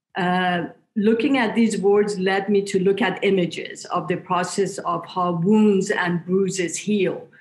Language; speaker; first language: English; non-native, fluent; Persian